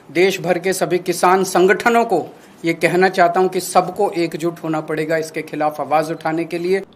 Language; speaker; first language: Hindi; native; Hindi